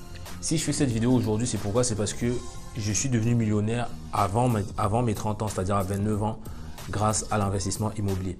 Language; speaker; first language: French; native; French